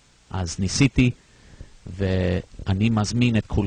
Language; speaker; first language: Hebrew; non-native, fluent; English